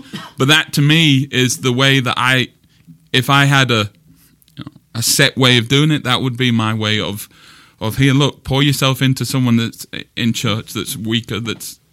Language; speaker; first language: English; native; English